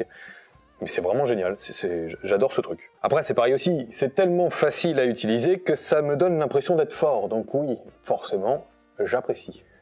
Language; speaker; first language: French; native; French